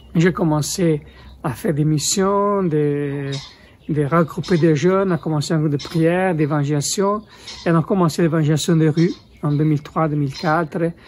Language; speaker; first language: French; non-native, fluent; Italian